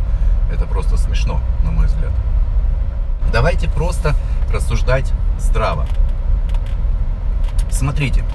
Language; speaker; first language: Russian; native; Russian